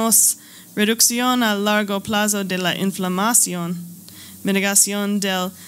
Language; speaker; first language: Spanish; non-native, learner; English